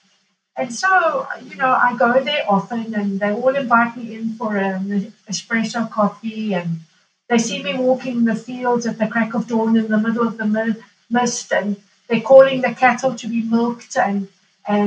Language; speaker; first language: English; native; English